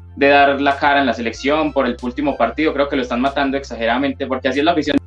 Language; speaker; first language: Spanish; native; Spanish